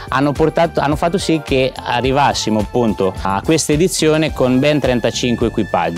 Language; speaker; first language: Italian; native; Italian